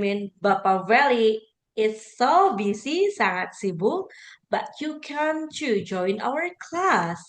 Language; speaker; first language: English; non-native, learner; Indonesian